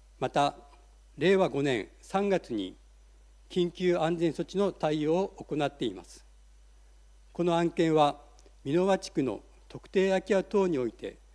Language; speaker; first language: Japanese; native; Japanese